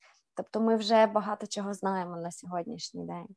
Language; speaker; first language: Ukrainian; native; Ukrainian